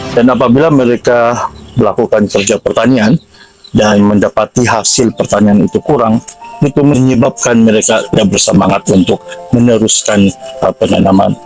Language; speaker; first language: Malay; non-native, local second language; Central Dusun